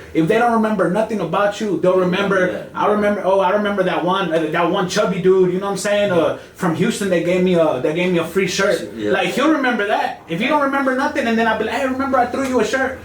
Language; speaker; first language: English; native; English